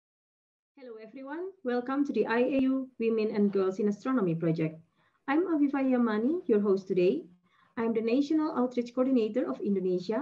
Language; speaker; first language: English; non-native, fluent; Indonesian